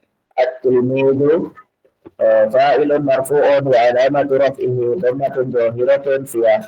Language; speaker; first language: Arabic; non-native, learner; Indonesian